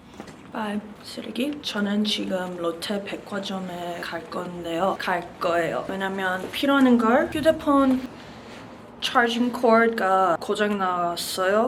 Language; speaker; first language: Korean; early bilingual, heritage; English